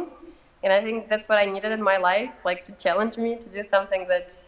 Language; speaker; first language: English; non-native, fluent; Russian